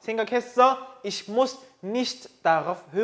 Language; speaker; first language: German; non-native, fluent; Korean